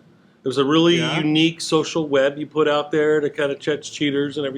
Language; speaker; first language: English; native; English